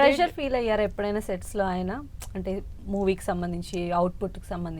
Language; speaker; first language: Telugu; native; Telugu